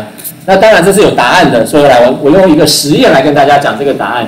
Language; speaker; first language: Chinese; native; Chinese